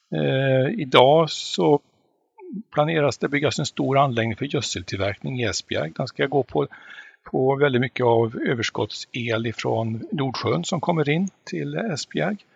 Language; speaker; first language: Swedish; native; Swedish